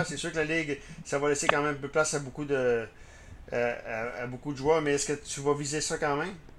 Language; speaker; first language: French; native; French